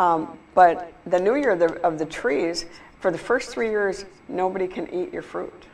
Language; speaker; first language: English; native; English